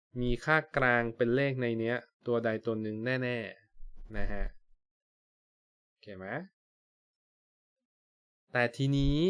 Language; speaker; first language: Thai; native; Thai